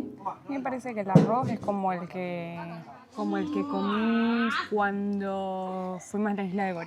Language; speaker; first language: Spanish; native; Spanish